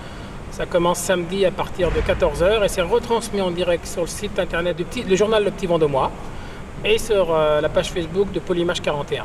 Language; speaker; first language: French; native; French